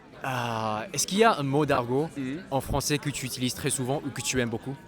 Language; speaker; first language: French; non-native, fluent; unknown